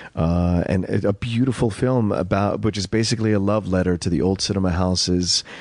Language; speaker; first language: English; early bilingual, other home language; Spanish